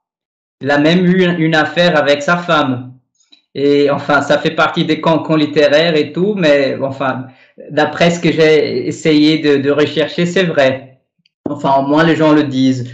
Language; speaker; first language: French; non-native, fluent; Portuguese